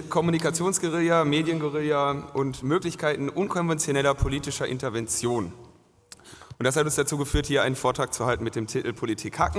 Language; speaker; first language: German; native; German